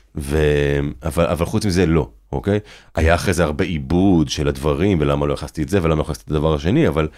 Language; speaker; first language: Hebrew; native; Hebrew